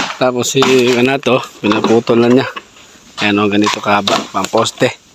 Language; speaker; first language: Filipino; non-native, local second language; Cebuano